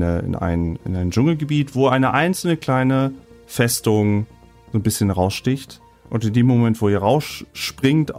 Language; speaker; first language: German; native; German